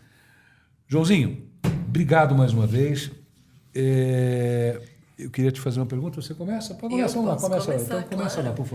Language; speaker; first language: Portuguese; native; Portuguese